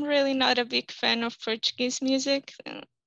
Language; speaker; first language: English; non-native, fluent; Portuguese